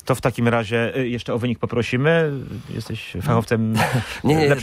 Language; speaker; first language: Polish; native; Polish